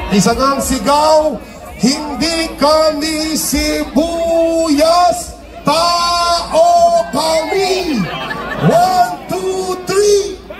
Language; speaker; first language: Filipino; native; Filipino